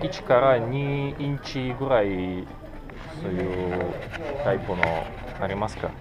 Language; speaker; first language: Japanese; non-native, learner; Russian